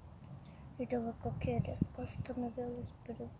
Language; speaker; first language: Russian; early bilingual, heritage; Russian